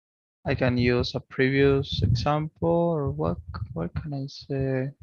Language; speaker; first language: English; non-native, learner; Spanish